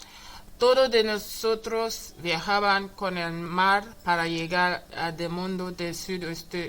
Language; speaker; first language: Spanish; non-native, learner; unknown